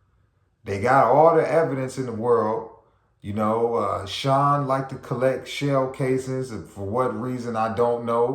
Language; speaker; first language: English; native; English